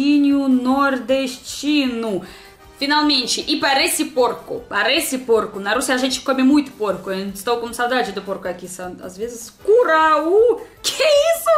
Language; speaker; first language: Portuguese; non-native, learner; Russian